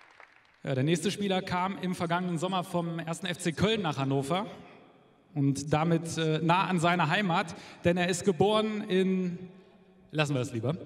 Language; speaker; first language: German; native; German